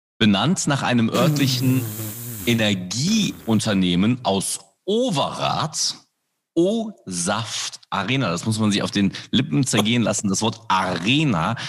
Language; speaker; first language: German; early bilingual, other home language; Indonesian